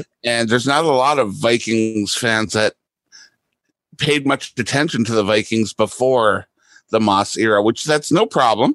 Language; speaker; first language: English; native; English